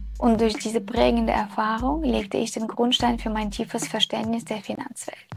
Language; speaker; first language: German; early bilingual, other home language; Russian